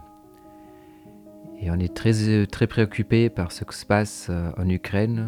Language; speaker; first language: French; non-native, fluent; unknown